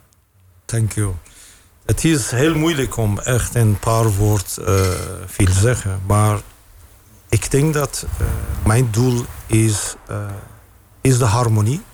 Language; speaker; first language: Dutch; non-native, fluent; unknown